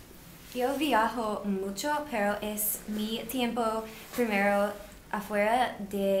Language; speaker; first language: Spanish; non-native, learner; English